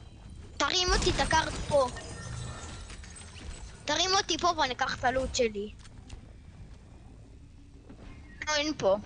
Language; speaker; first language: Hebrew; native; Hebrew